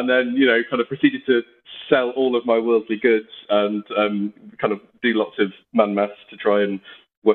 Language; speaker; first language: English; native; English